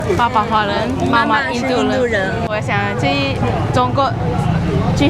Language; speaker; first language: Chinese; non-native, local second language; Malay